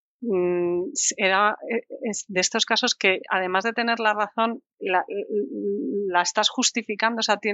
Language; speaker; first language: Spanish; native; Spanish